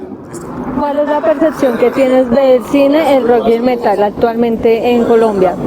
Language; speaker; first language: Spanish; native; Spanish